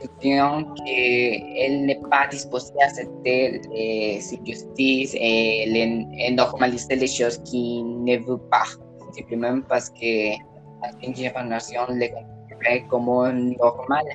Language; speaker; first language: French; non-native, learner; Spanish